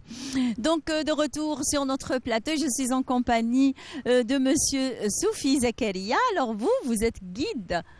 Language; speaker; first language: French; non-native, local second language; Arabic